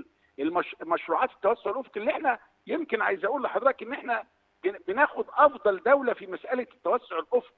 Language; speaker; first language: Arabic; native; Arabic